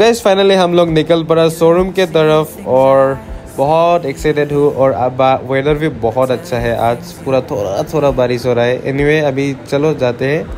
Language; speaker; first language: Hindi; non-native, local second language; Assamese